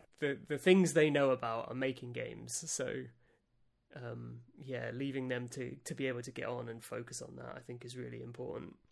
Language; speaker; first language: English; native; English